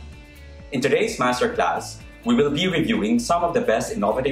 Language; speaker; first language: English; non-native, local second language; Filipino